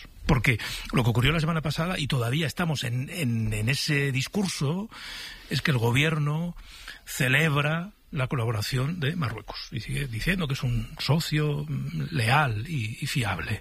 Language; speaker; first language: Spanish; native; Spanish